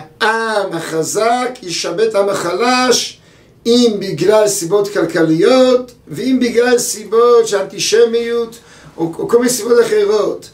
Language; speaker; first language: Hebrew; native; Hebrew